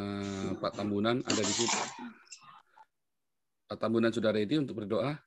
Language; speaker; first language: Indonesian; native; Indonesian